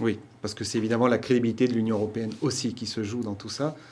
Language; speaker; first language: French; native; French